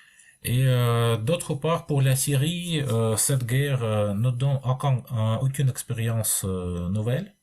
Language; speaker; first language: French; non-native, fluent; Russian